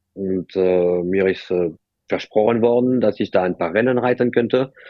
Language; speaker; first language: German; non-native, fluent; French